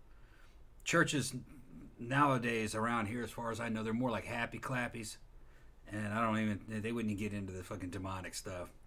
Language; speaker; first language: English; native; English